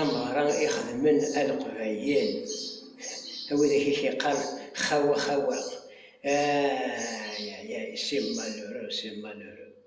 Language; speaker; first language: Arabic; non-native, local second language; Kabyle